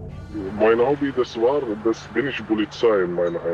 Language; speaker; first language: German; non-native, learner; Arabic